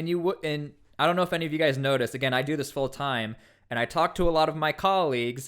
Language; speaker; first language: English; native; English